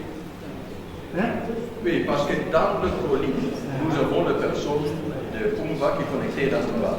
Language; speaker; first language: French; non-native, learner; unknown